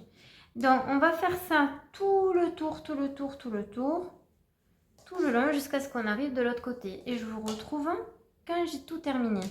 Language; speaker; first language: French; native; French